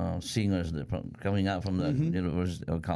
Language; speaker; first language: English; non-native, local second language; Filipino